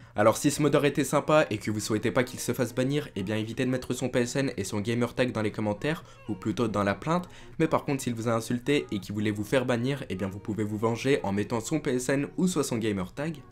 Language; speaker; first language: French; native; French